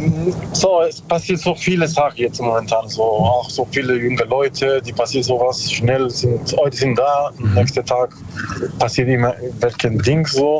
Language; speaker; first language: German; non-native, learner; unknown